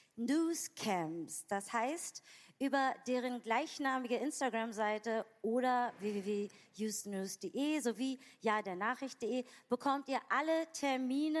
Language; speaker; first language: German; native; German